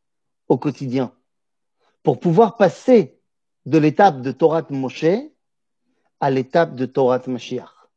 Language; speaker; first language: French; native; French